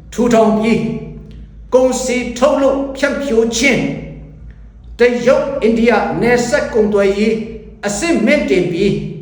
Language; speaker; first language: Burmese; non-native, local second language; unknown